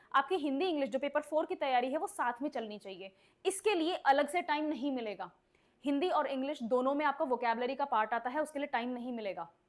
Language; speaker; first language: Hindi; native; Hindi